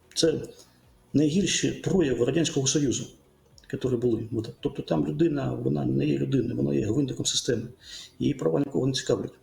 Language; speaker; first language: Ukrainian; native; Ukrainian